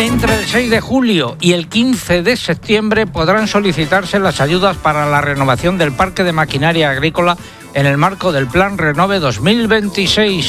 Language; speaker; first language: Spanish; native; Spanish